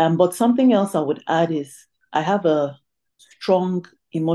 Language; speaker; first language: English; non-native, local second language; Igbo